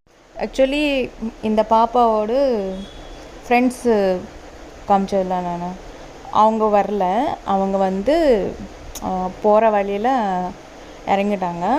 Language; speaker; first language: Tamil; non-native, local second language; Telugu